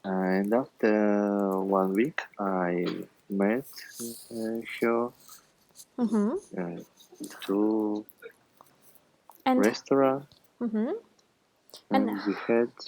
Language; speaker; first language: English; non-native, learner; Russian